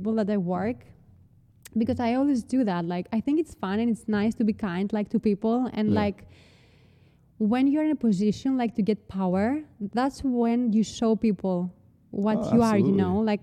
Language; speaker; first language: English; non-native, fluent; Greek